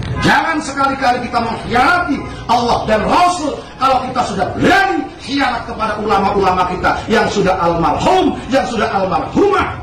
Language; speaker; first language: Indonesian; non-native, local second language; Javanese